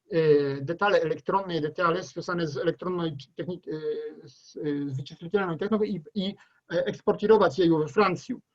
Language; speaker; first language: Russian; non-native, learner; Polish